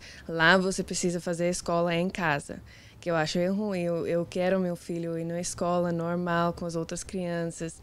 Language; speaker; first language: Portuguese; non-native, learner; Afrikaans